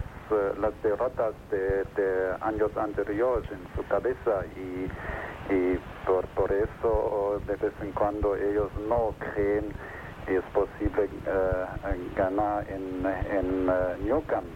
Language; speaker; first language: Spanish; non-native, fluent; German